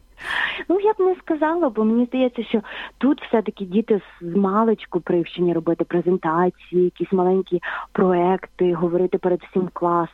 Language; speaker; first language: Ukrainian; native; Ukrainian